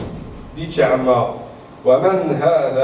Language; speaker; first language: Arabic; non-native, fluent; Italian